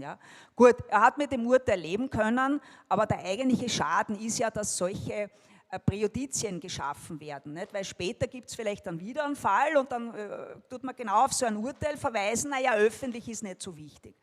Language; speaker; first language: German; native; German